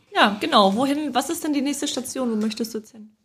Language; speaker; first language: German; early bilingual, other home language; Polish